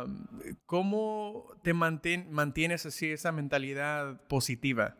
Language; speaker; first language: Spanish; early bilingual, heritage; Spanish